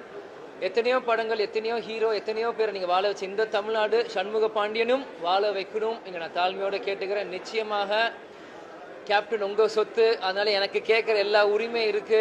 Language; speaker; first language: Tamil; native; Tamil